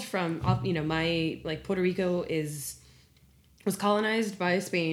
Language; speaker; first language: English; non-native, fluent; Spanish